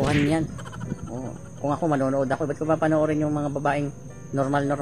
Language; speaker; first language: Filipino; native; Filipino